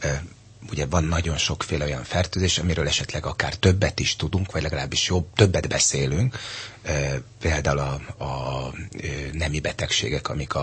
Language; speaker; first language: Hungarian; native; Hungarian